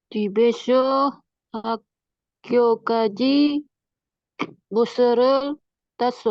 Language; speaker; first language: Korean; non-native, learner; Indonesian